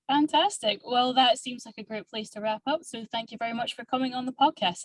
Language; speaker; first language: English; native; English